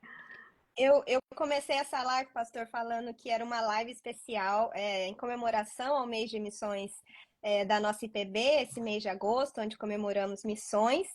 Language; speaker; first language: Portuguese; native; Portuguese